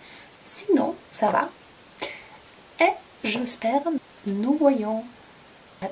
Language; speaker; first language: French; non-native, fluent; Polish